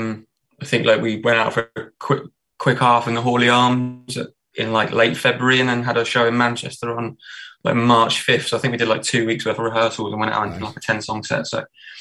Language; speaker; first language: English; native; English